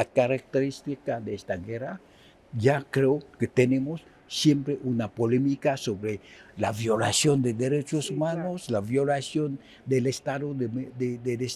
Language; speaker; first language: Spanish; non-native, fluent; Haitian Creole